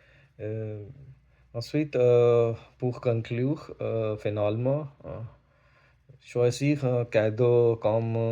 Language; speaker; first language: French; non-native, learner; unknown